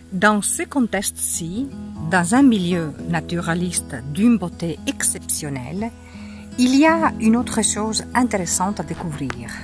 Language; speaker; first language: French; non-native, fluent; Italian